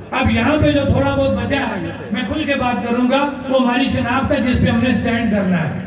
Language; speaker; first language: Urdu; non-native, local second language; Pahari-Potwari